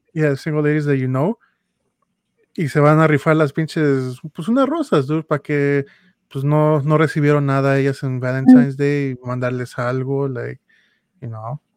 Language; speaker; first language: Spanish; early bilingual, other home language; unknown